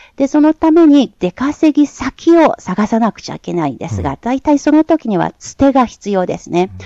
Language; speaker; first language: Japanese; non-native, fluent; Chinese